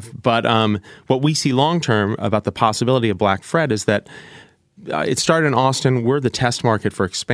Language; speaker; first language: English; native; English